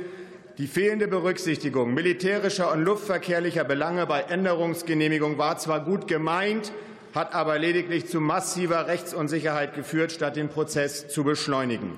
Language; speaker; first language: German; native; German